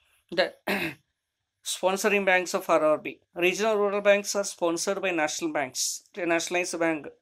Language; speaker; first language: English; non-native, local second language; Malayalam